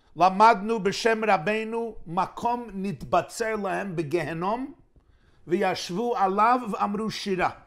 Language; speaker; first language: Hebrew; non-native, fluent; English